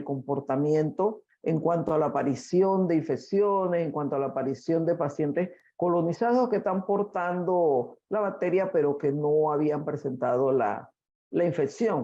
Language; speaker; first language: Spanish; native; Spanish